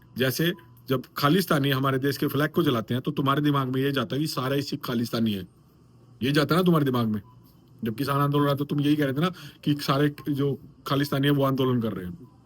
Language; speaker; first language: Hindi; native; Hindi